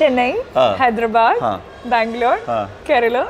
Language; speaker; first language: Malayalam; non-native, local second language; Hindi